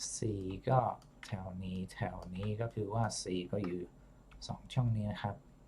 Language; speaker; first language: Thai; non-native, fluent; English